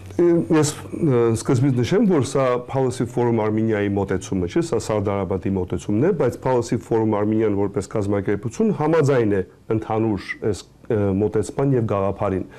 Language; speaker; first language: Armenian; early bilingual, heritage; Armenian